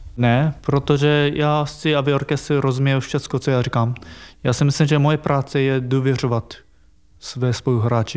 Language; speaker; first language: Czech; non-native, fluent; Japanese